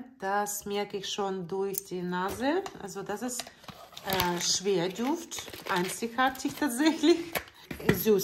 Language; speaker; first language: German; non-native, learner; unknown